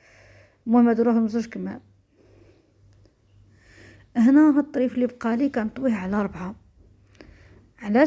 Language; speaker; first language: Arabic; native; Arabic